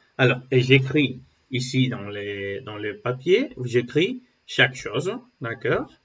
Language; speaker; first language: French; non-native, learner; Spanish